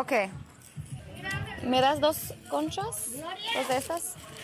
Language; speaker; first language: Spanish; early bilingual, heritage; Spanish